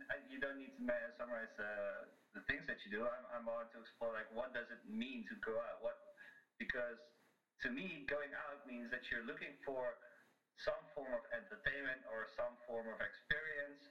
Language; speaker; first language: English; non-native, fluent; Dutch